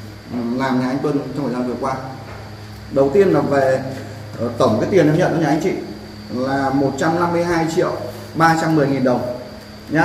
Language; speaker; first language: Vietnamese; native; Vietnamese